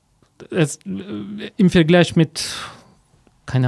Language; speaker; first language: German; non-native, fluent; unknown